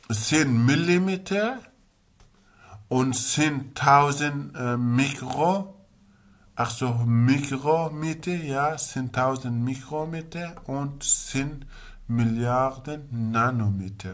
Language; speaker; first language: German; non-native, learner; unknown